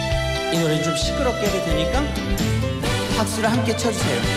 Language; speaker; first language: Korean; native; Korean